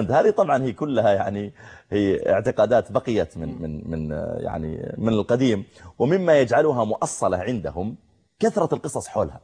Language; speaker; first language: Arabic; native; Arabic